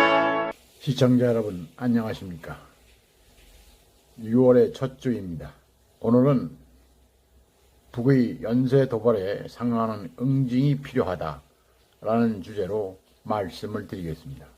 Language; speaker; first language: Korean; native; Korean